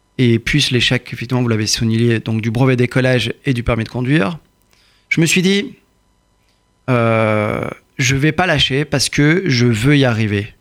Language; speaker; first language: French; early bilingual, other home language; Persian